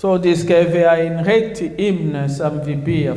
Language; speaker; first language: Swedish; non-native, learner; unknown